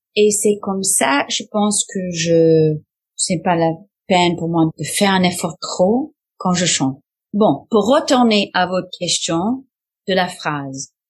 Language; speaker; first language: French; non-native, fluent; English